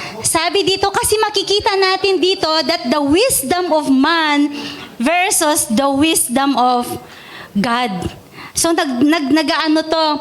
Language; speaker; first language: Filipino; non-native, local second language; Iloko